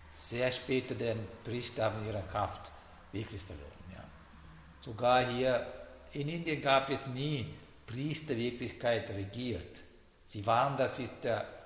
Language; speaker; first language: German; non-native, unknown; Sinhala